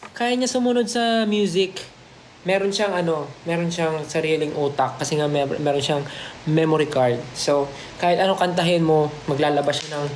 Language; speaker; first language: Filipino; native; Filipino